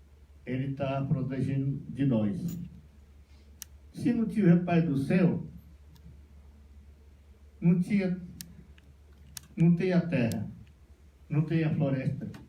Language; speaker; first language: Portuguese; non-native, local second language; Yanomámi